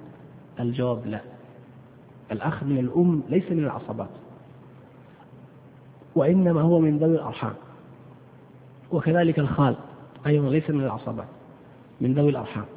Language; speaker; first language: Arabic; native; Arabic